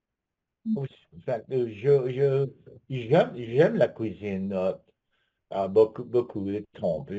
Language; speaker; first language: French; non-native, learner; English